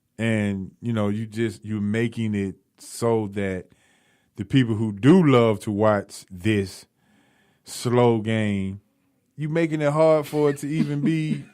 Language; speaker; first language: English; native; English